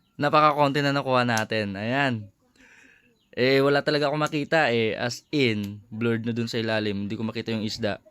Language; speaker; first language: Filipino; non-native, local second language; Iloko